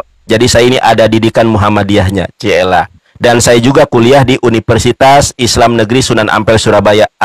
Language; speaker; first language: Indonesian; native; Indonesian